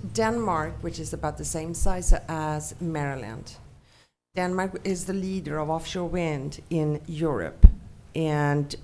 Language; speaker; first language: English; non-native, fluent; Swedish